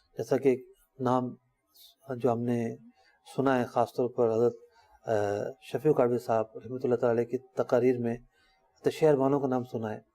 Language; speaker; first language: Urdu; native; Urdu